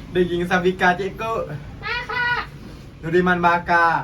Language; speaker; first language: Thai; native; Thai